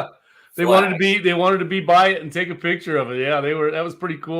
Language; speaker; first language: English; native; English